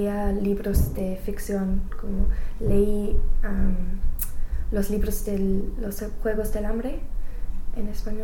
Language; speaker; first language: Spanish; non-native, learner; English